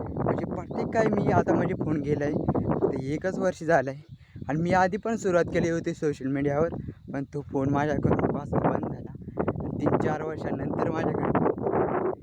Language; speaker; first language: Marathi; non-native, local second language; Gondi